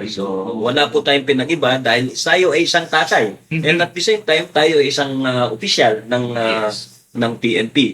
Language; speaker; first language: Filipino; non-native, local second language; Pampanga